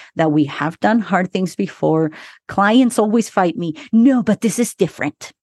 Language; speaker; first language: English; early bilingual, other home language; Spanish